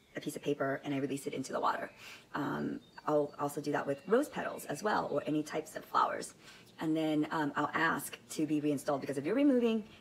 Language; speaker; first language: English; native; English